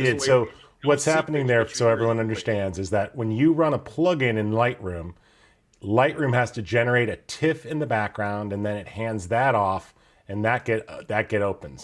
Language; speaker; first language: English; native; English